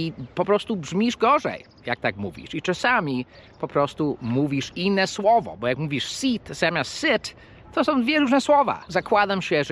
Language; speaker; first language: Polish; non-native, fluent; English